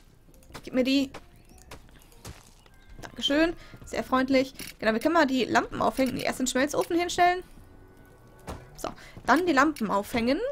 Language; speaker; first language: German; native; German